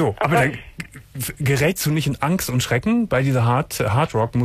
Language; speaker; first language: German; native; German